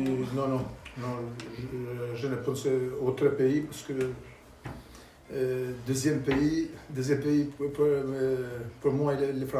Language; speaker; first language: French; non-native, learner; Albanian